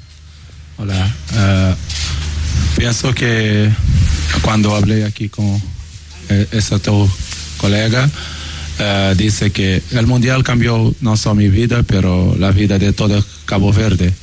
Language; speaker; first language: Spanish; non-native, fluent; Portuguese